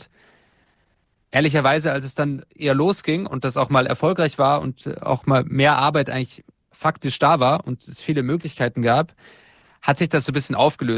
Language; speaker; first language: German; native; German